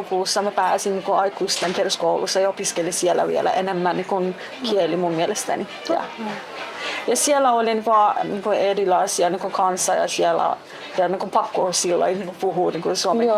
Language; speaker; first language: Finnish; non-native, learner; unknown